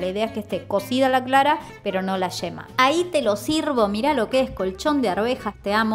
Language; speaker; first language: Spanish; native; Spanish